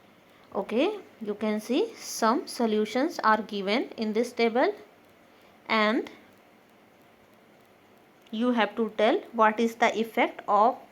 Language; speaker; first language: English; non-native, local second language; Hindi